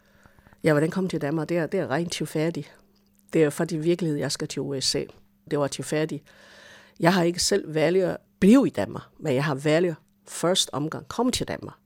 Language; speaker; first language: Danish; non-native, fluent; Chinese